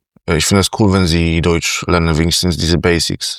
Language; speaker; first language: German; non-native, fluent; Polish